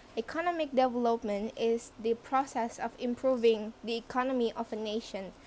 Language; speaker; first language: English; non-native, fluent; Indonesian